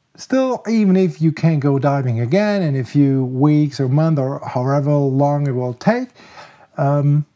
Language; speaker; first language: English; non-native, fluent; German